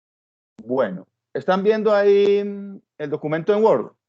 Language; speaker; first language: Spanish; native; Spanish